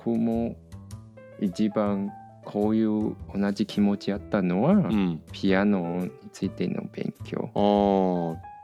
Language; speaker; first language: Japanese; non-native, fluent; Chinese